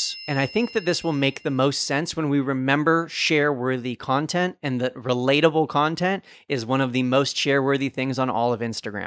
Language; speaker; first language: English; native; English